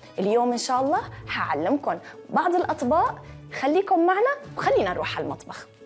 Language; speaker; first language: Arabic; native; Arabic